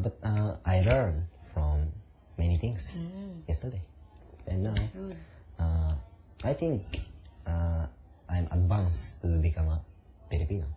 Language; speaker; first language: English; non-native, learner; Japanese